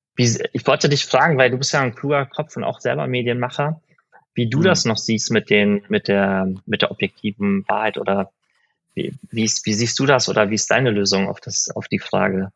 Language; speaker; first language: German; early bilingual, other home language; Persian